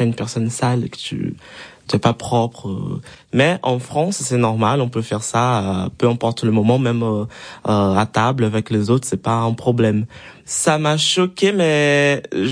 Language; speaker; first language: French; non-native, fluent; Portuguese